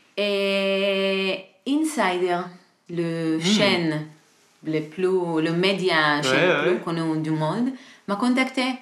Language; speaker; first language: French; non-native, learner; Hebrew